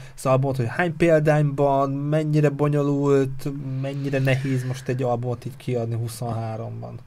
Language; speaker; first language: Hungarian; native; Hungarian